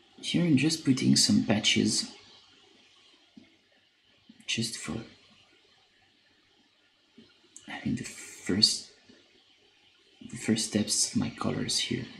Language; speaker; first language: English; non-native, fluent; French